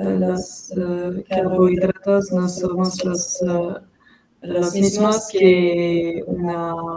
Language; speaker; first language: Spanish; non-native, learner; French